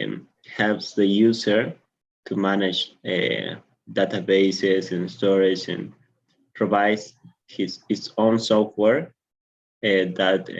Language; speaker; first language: English; non-native, learner; Spanish